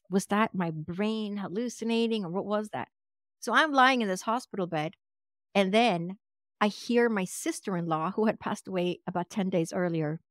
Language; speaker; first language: English; non-native, fluent; Swedish